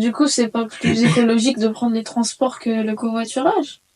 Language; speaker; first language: French; native; French